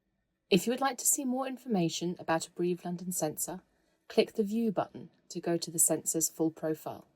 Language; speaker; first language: English; native; English